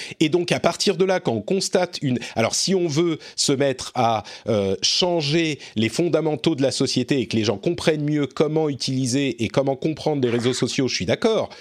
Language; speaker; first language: French; native; French